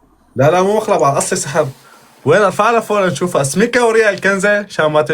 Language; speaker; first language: Arabic; native; Arabic